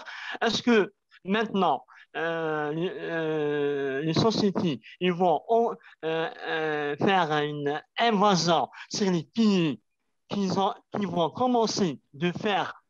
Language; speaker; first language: French; non-native, local second language; Arabic